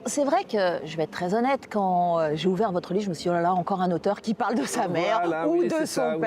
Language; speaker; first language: French; native; French